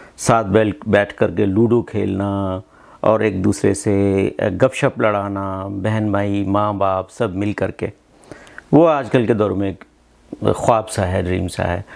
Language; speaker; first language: Hindi; non-native, local second language; Punjabi